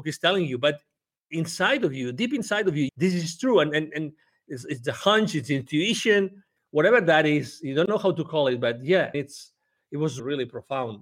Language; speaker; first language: English; non-native, fluent; Spanish